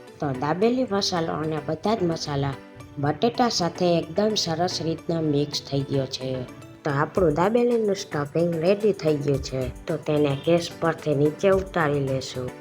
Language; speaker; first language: Gujarati; native; Gujarati